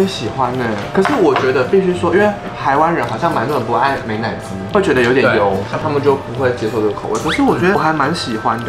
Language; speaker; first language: Chinese; native; Chinese